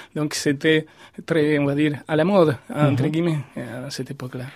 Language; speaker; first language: French; non-native, fluent; Spanish